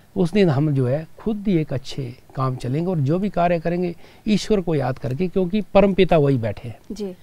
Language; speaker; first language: Hindi; native; Hindi